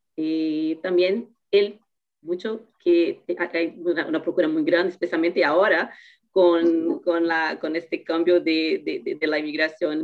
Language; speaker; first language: Spanish; non-native, learner; Portuguese